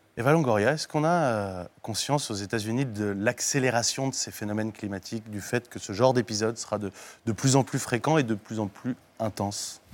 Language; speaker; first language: French; native; French